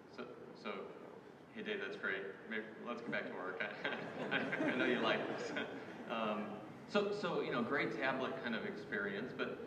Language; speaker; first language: English; native; English